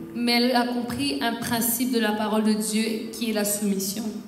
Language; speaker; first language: French; native; French